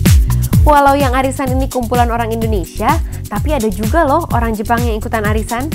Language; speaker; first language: Indonesian; native; Indonesian